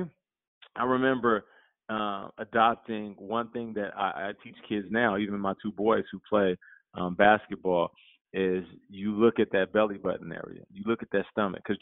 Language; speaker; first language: English; native; English